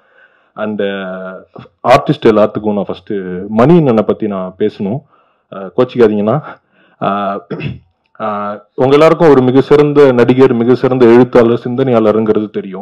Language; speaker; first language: Tamil; native; Tamil